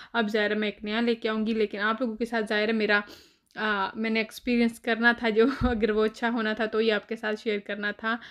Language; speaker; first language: Urdu; native; Urdu